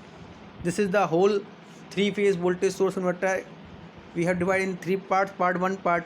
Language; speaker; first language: English; non-native, local second language; Hindi